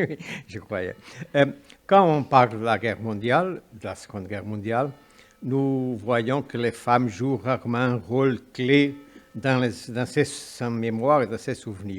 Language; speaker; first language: French; non-native, fluent; Portuguese